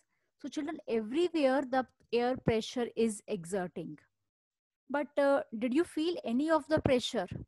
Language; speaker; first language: English; non-native, local second language; Hindi